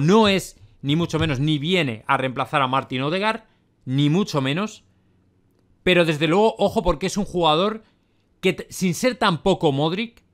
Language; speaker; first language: Spanish; native; Spanish